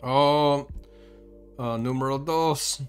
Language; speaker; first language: Spanish; non-native, learner; English